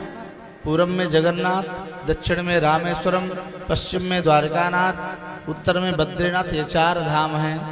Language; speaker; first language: Hindi; native; Hindi